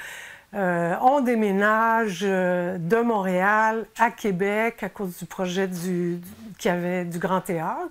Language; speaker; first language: French; native; French